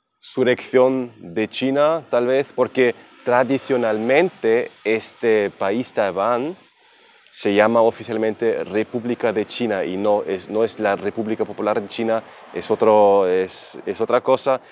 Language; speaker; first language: Spanish; non-native, fluent; German